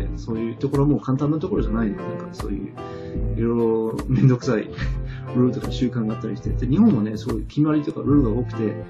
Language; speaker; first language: Japanese; non-native, fluent; English